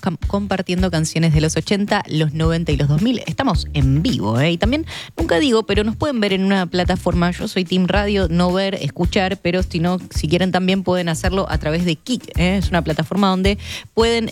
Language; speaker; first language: Spanish; native; Spanish